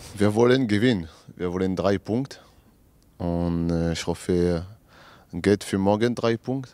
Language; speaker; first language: German; non-native, learner; French